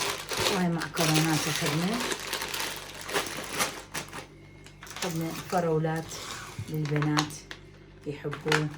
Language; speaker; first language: Arabic; native; Arabic